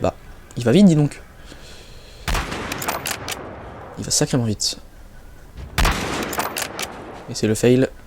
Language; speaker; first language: French; native; French